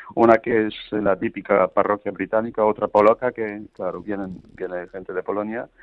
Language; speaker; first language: Spanish; non-native, fluent; Polish